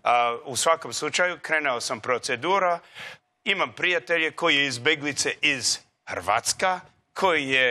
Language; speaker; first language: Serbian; non-native, learner; English